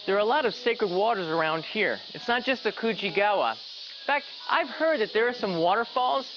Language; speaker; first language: English; native; English